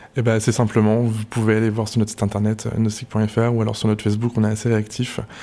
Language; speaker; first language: French; native; French